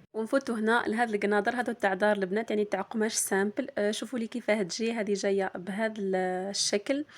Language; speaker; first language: Arabic; native; Arabic